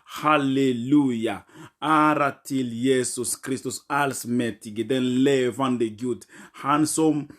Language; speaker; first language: Swedish; non-native, fluent; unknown